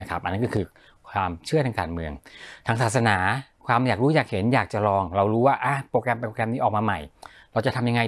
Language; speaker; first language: Thai; native; Thai